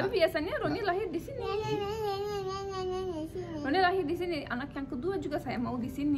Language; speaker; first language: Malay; non-native, learner; Turkish